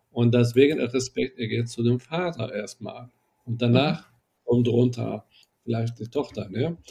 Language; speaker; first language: German; non-native, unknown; Arabic